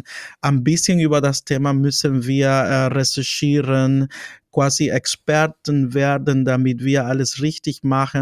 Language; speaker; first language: German; non-native, fluent; Spanish